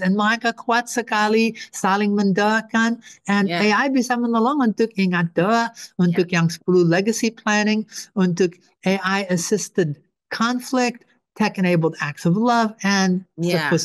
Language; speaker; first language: Indonesian; non-native, fluent; English